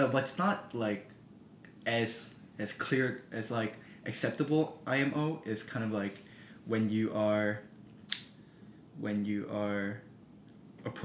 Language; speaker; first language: English; early bilingual, other home language; Korean